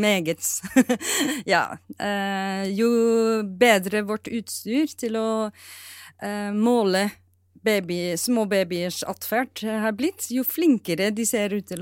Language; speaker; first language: Norwegian; non-native, fluent; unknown